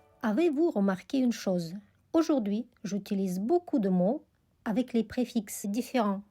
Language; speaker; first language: French; non-native, fluent; Russian